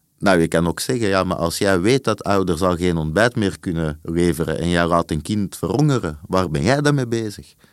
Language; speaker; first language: Dutch; native; Dutch